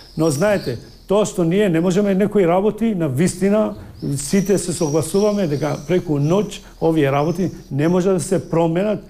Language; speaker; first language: Macedonian; non-native, local second language; Albanian